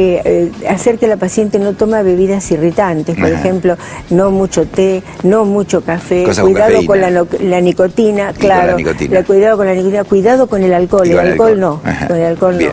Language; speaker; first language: Spanish; native; Spanish